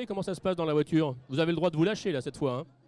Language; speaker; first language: French; native; French